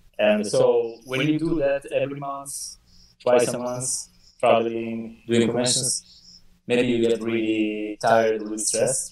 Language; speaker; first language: English; non-native, fluent; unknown